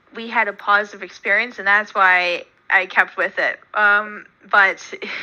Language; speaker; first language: English; native; English